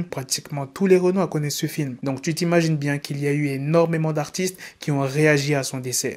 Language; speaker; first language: French; native; French